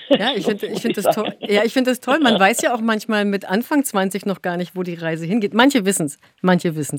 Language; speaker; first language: German; native; German